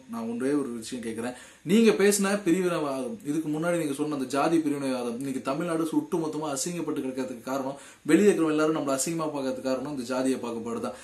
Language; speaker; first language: Tamil; native; Tamil